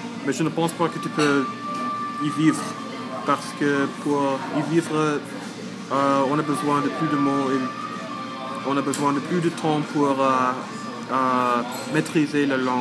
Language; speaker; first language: French; non-native, learner; English